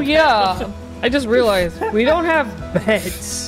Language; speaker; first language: English; native; English